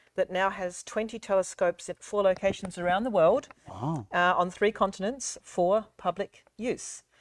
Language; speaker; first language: English; native; English